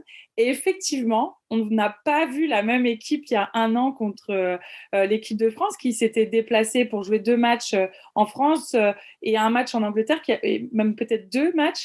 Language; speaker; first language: French; native; French